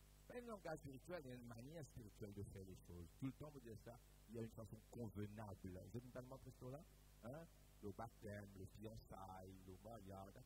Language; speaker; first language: French; non-native, local second language; Morisyen